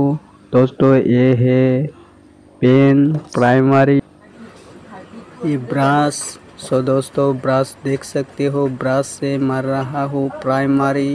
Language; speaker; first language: Hindi; non-native, local second language; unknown